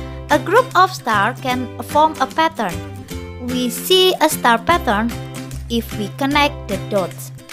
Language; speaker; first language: English; non-native, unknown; Indonesian